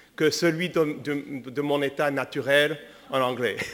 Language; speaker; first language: French; early bilingual, other home language; English